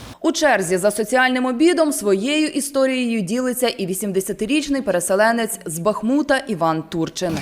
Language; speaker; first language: Ukrainian; native; Ukrainian